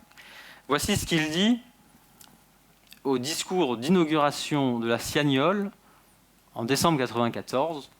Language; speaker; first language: French; native; French